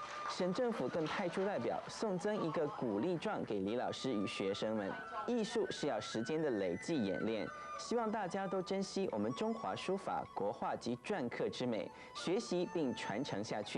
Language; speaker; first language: Chinese; native; Chinese